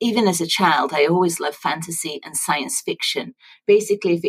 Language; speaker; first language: English; native; English